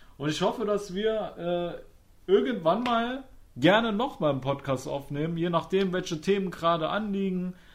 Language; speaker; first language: German; native; German